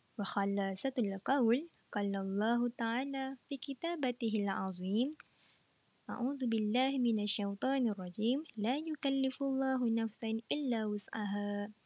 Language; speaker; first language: Arabic; non-native, learner; Malay